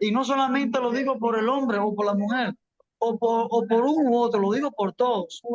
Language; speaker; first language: Spanish; native; Spanish